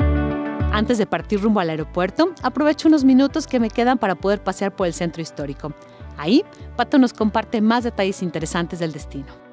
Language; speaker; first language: Spanish; native; Spanish